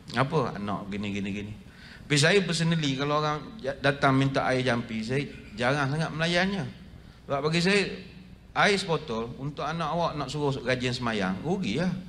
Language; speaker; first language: Malay; native; Malay